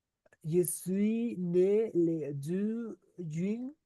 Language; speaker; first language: French; non-native, learner; Spanish